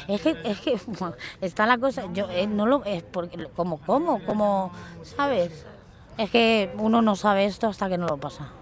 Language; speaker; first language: Spanish; native; Spanish